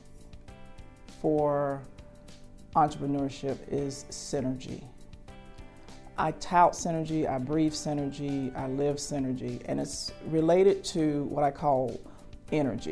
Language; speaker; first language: English; native; English